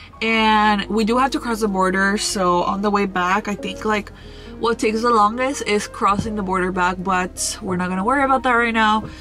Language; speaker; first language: English; early bilingual, other home language; Spanish